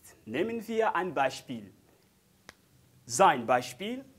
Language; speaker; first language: German; non-native, learner; French